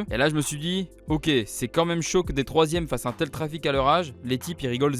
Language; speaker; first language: French; native; French